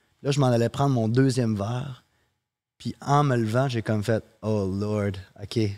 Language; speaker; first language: French; early bilingual, heritage; French